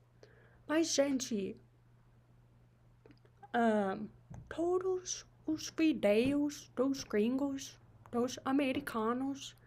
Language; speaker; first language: Portuguese; non-native, learner; English